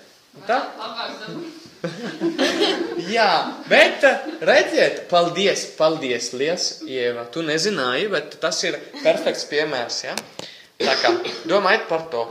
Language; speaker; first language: Latvian; non-native, fluent; Italian